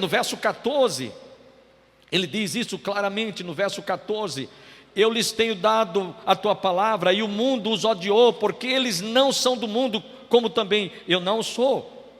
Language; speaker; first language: Portuguese; native; Portuguese